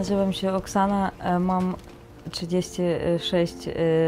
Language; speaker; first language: Polish; non-native, learner; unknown